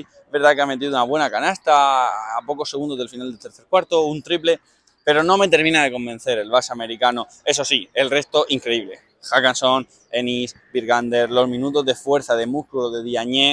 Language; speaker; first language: Spanish; native; Spanish